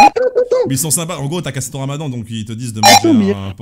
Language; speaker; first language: French; native; French